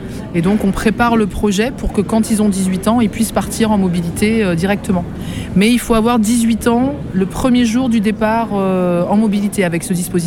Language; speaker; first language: French; native; French